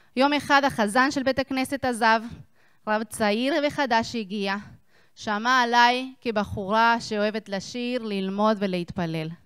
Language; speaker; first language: Hebrew; non-native, fluent; Spanish